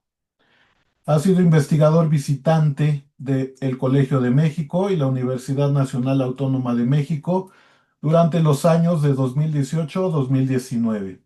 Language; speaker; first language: Spanish; native; Spanish